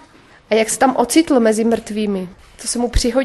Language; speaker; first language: Czech; native; Czech